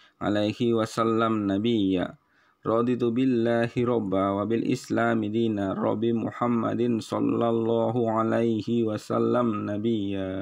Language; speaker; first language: Arabic; non-native, learner; Indonesian